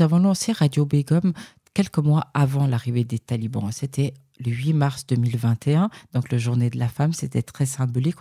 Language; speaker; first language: French; early bilingual, other home language; Persian